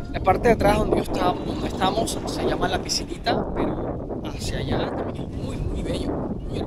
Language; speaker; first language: Spanish; native; Spanish